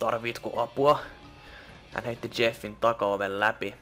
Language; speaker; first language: Finnish; native; Finnish